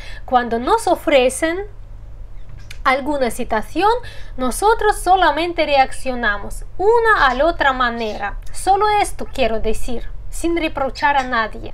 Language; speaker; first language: Spanish; non-native, fluent; Russian